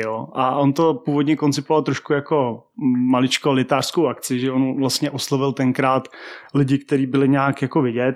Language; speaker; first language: Czech; native; Czech